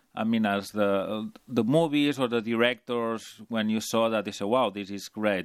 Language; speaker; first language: English; non-native, fluent; Spanish